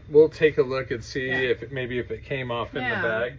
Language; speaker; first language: English; native; English